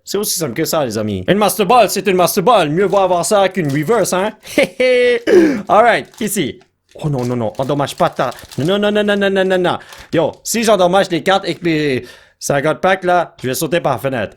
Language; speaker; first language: French; native; French